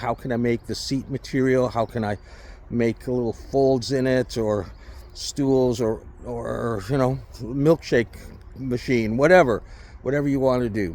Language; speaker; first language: English; native; English